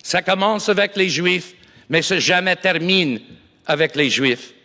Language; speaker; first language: French; non-native, learner; English